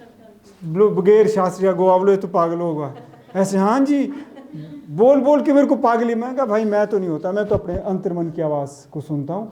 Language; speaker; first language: Hindi; native; Hindi